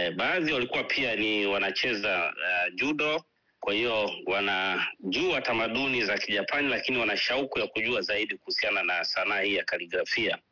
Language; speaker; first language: Swahili; native; Swahili